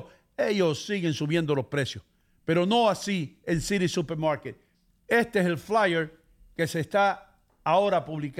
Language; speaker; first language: Spanish; native; Spanish